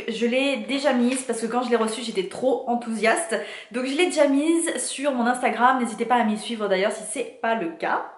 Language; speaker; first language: French; native; French